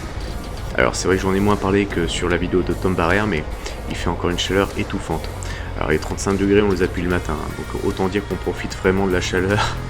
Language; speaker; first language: French; native; French